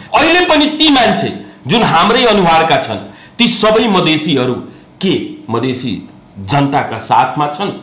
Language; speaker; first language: Nepali; non-native, local second language; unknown